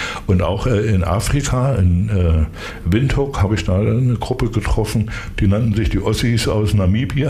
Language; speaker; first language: German; native; German